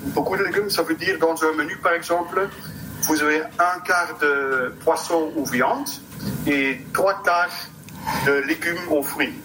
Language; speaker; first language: French; non-native, local second language; Dutch